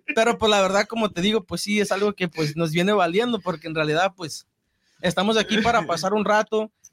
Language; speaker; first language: Spanish; early bilingual, heritage; Spanish